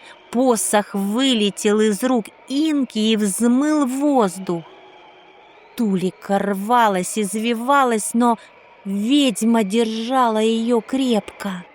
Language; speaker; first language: Russian; native; Russian